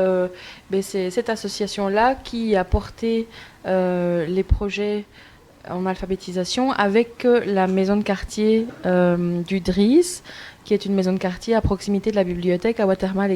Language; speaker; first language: French; native; French